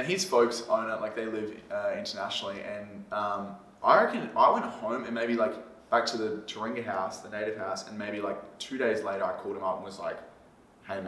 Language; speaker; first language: English; native; English